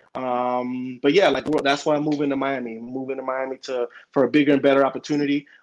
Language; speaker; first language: English; early bilingual, other home language; Spanish